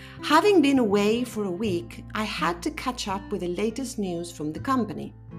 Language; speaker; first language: English; non-native, fluent; Spanish